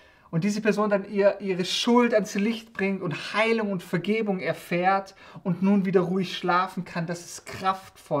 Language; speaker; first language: German; native; German